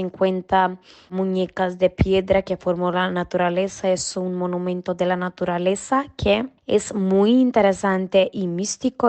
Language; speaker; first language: Spanish; non-native, fluent; Macedonian